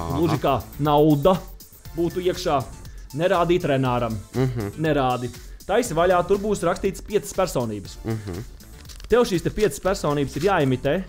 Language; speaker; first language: Latvian; native; Latvian